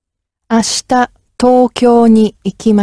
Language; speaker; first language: Japanese; non-native, learner; English